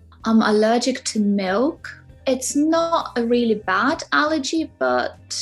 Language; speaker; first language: English; non-native, fluent; Ukrainian